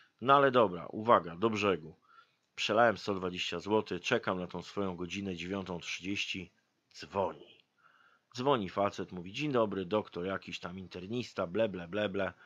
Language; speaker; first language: Polish; native; Polish